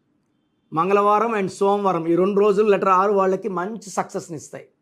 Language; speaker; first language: Telugu; native; Telugu